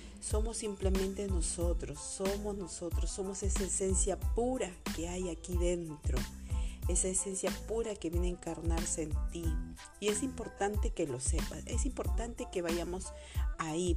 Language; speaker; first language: Spanish; native; Spanish